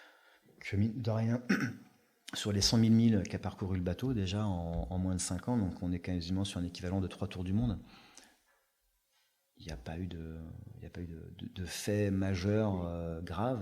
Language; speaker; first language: French; native; French